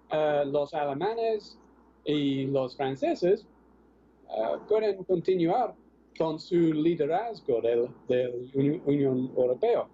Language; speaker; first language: Spanish; non-native, fluent; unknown